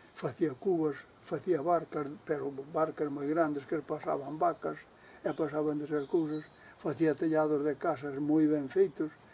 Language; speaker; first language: Galician; native; Galician